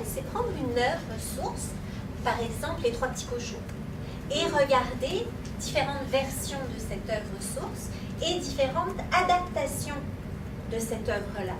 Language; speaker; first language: French; native; French